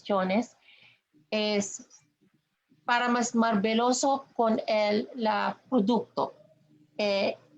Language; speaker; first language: Spanish; non-native, learner; English